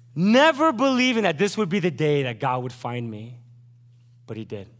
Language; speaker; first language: English; early bilingual, other home language; Korean